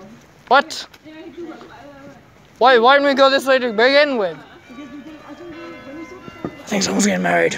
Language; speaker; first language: English; native; English